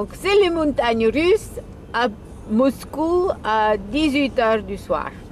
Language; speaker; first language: French; non-native, local second language; Russian